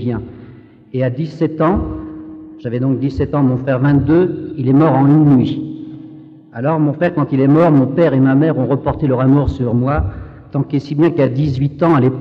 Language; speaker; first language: French; native; French